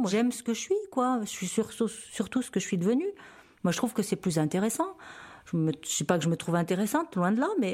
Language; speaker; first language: French; native; French